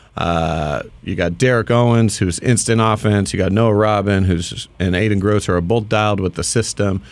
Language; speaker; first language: English; native; English